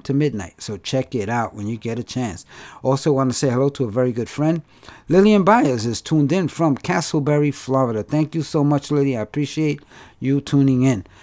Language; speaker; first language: English; native; English